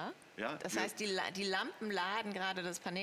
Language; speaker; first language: German; native; German